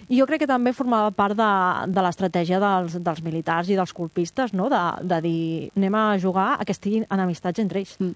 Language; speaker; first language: Catalan; native; Catalan